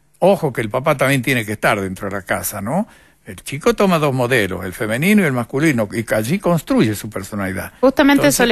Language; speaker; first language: Spanish; native; Spanish